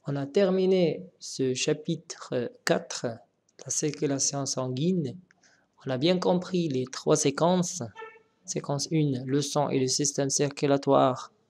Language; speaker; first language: French; non-native, local second language; Arabic